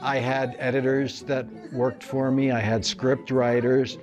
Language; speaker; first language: English; native; English